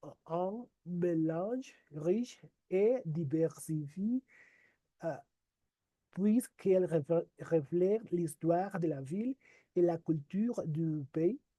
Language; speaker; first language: French; non-native, learner; Spanish